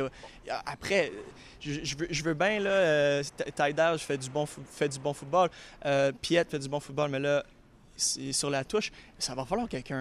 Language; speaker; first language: French; native; French